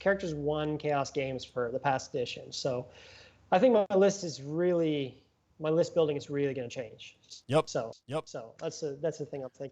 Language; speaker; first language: English; native; English